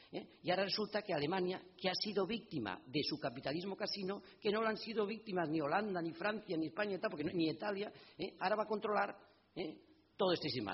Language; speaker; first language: Spanish; native; Spanish